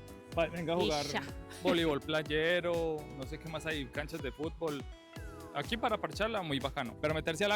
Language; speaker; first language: Spanish; native; Spanish